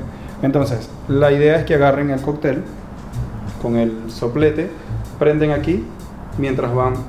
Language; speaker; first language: Spanish; native; Spanish